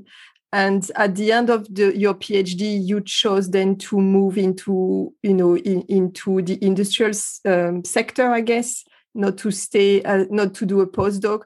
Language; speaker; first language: English; non-native, fluent; French